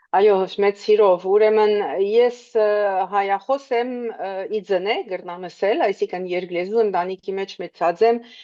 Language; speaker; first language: Armenian; early bilingual, heritage; Armenian